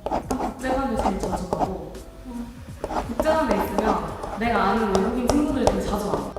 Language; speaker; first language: Korean; native; Korean